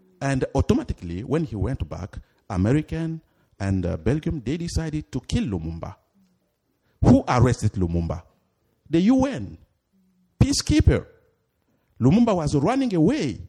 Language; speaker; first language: English; non-native, fluent; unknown